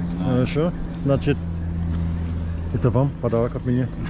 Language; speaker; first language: Russian; non-native, learner; English